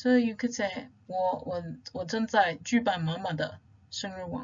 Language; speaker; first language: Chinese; non-native, fluent; English